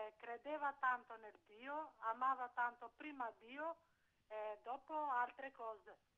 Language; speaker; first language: Italian; non-native, learner; Albanian